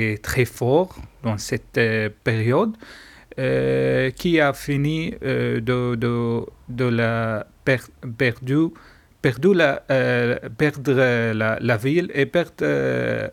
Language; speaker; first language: French; non-native, learner; Arabic